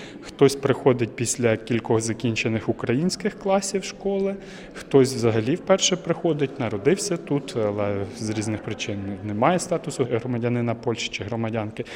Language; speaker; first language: Ukrainian; native; Ukrainian